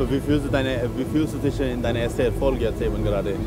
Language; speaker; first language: German; non-native, fluent; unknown